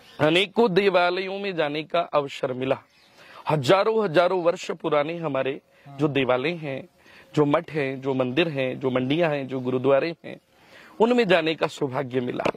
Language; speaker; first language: Hindi; native; Hindi